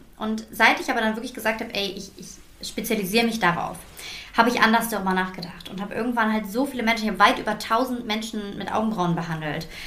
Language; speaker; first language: German; native; German